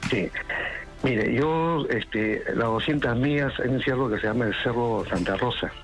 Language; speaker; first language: Spanish; native; Spanish